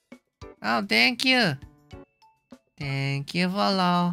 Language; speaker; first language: English; non-native, learner; Japanese